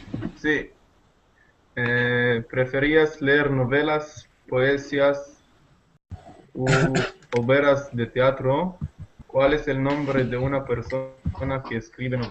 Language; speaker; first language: Spanish; non-native, learner; Hebrew